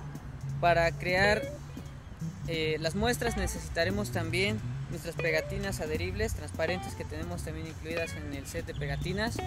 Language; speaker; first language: Spanish; native; Spanish